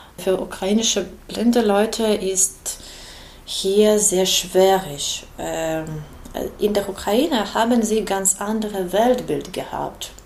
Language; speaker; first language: German; non-native, learner; Ukrainian